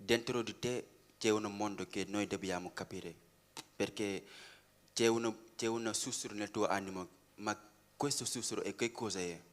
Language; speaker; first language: Italian; non-native, learner; Wolof